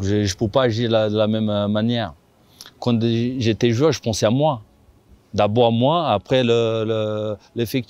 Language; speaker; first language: French; non-native, fluent; Portuguese